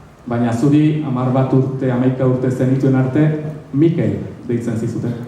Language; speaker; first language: Basque; native; Basque